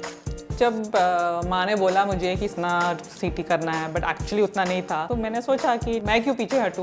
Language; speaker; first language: Hindi; native; Hindi